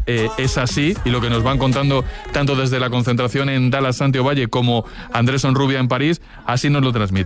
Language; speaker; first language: Spanish; native; Spanish